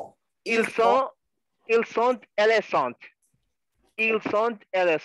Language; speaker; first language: French; non-native, learner; Arabic